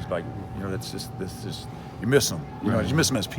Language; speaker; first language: English; native; English